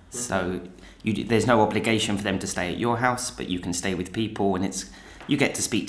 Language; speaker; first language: English; native; English